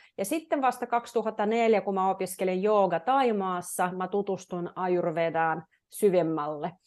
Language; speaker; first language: Finnish; non-native, fluent; Russian